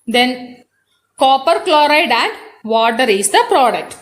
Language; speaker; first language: English; non-native, local second language; Malayalam